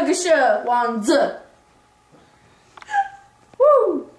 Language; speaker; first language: Chinese; non-native, learner; English